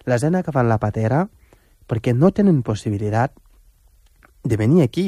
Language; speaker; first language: Catalan; non-native, fluent; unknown